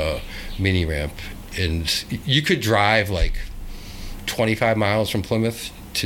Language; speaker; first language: English; native; English